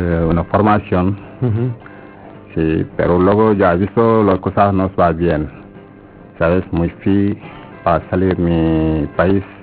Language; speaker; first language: Spanish; non-native, learner; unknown